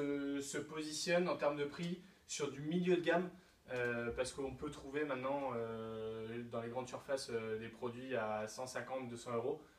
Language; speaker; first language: French; native; French